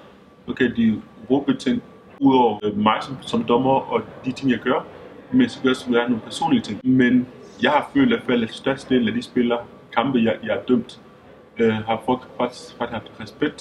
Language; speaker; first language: Danish; early bilingual, other home language; Lingala